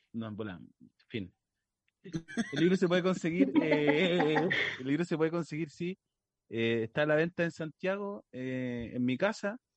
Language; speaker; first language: Spanish; native; Spanish